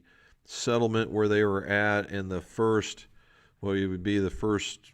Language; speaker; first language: English; native; English